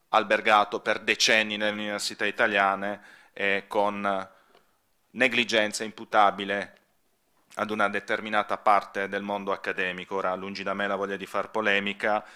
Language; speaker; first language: Italian; native; Italian